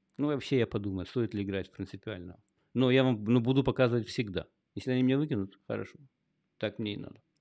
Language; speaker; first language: Russian; native; Russian